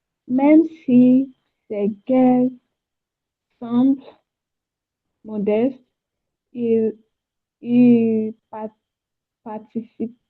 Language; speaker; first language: French; non-native, learner; Yoruba